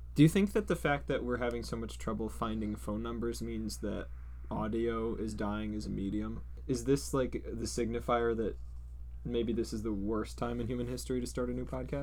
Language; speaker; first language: English; native; English